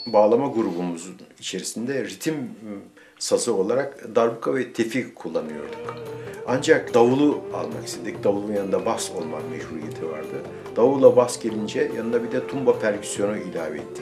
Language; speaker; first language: Turkish; native; Turkish